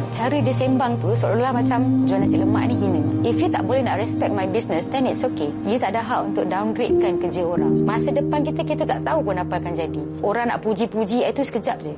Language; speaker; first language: Malay; native; Malay